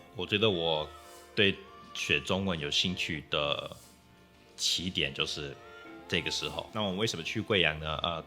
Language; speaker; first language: Chinese; non-native, fluent; English